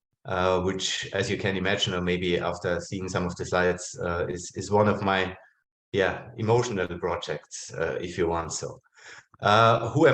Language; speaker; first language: English; non-native, fluent; German